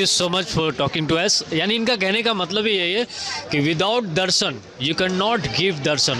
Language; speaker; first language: Hindi; native; Hindi